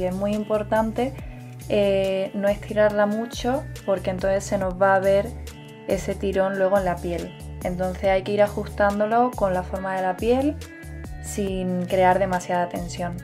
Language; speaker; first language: Spanish; native; Spanish